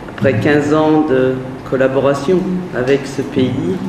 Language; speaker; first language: French; native; French